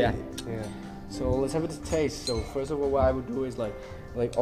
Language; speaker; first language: English; non-native, fluent; Vietnamese